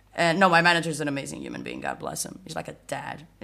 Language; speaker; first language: English; non-native, fluent; Portuguese